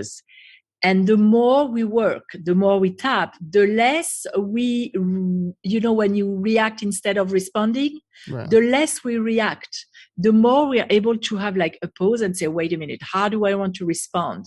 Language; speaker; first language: English; non-native, fluent; French